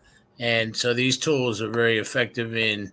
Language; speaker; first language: English; native; English